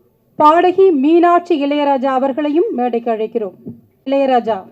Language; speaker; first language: Tamil; native; Tamil